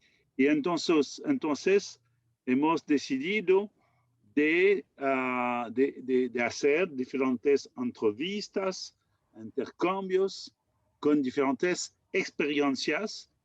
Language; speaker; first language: Spanish; non-native, fluent; French